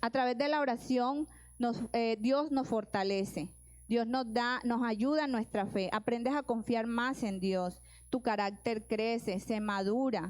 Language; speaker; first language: Spanish; native; Spanish